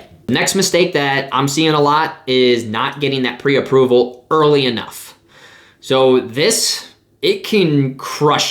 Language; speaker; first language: English; native; English